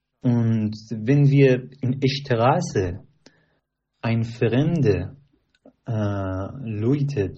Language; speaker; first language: German; non-native, learner; Persian